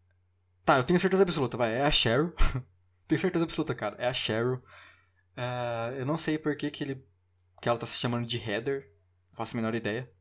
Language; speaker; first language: Portuguese; native; Portuguese